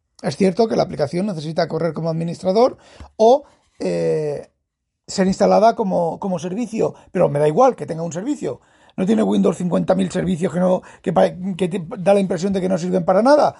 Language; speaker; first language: Spanish; native; Spanish